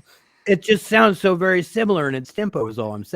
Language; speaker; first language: English; native; English